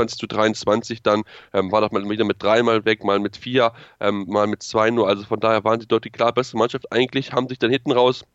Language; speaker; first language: German; native; German